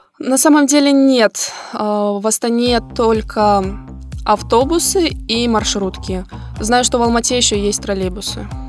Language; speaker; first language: Russian; native; Russian